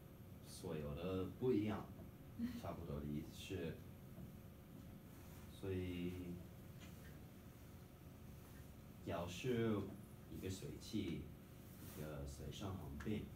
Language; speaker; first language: Chinese; non-native, learner; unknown